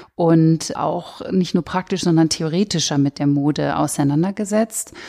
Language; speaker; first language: German; native; German